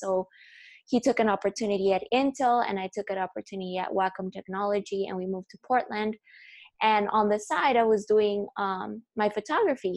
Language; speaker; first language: English; non-native, fluent; Spanish